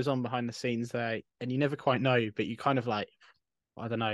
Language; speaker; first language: English; native; English